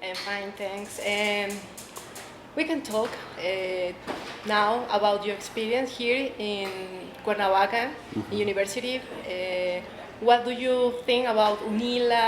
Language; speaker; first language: English; non-native, learner; Spanish